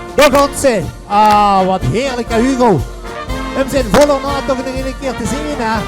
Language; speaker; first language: Dutch; native; Dutch